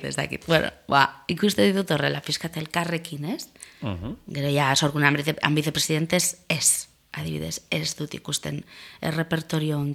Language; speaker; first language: Basque; non-native, local second language; Spanish